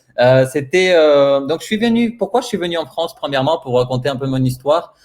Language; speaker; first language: French; non-native, fluent; Bulgarian